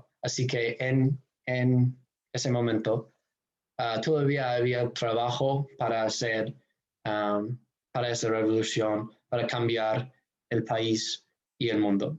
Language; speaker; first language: Spanish; non-native, fluent; English